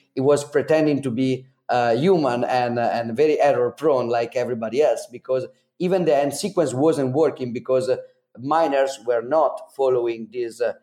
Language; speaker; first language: English; non-native, fluent; Italian